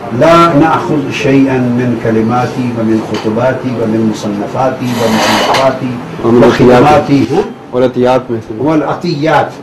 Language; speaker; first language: Arabic; non-native, learner; Urdu